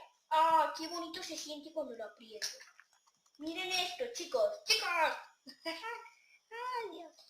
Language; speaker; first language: Spanish; native; Spanish